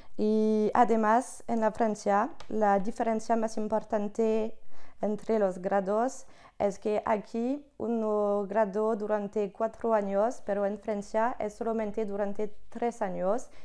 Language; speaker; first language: Spanish; non-native, learner; French